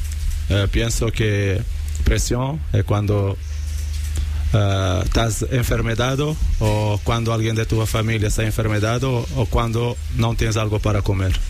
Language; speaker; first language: Spanish; non-native, learner; Portuguese